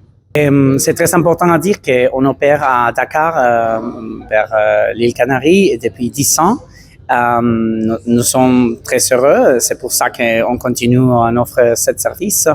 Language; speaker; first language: French; non-native, learner; Spanish